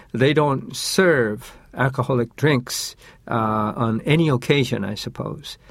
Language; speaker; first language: English; non-native, fluent; Japanese